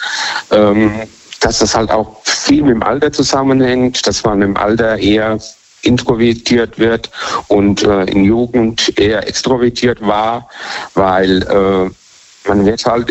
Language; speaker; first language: German; native; German